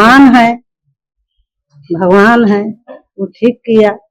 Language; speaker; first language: Hindi; non-native, local second language; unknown